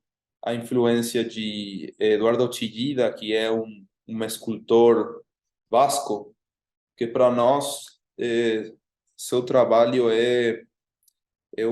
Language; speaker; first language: Portuguese; non-native, fluent; Spanish